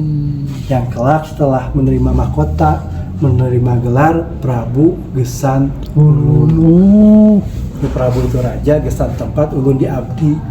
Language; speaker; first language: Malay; non-native, local second language; Sundanese